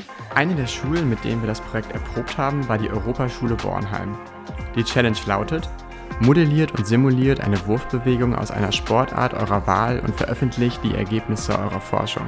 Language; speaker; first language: German; native; German